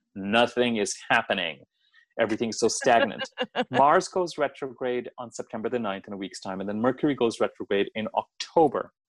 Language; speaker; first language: English; non-native, local second language; Hindi